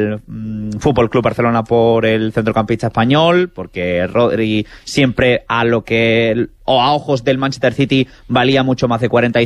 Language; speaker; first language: Spanish; native; Spanish